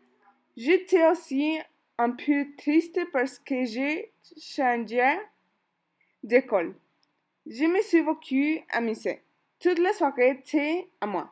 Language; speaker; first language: French; non-native, learner; Spanish